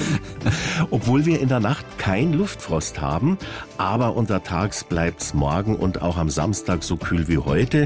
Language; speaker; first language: German; native; German